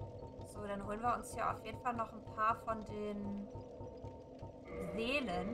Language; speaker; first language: German; native; German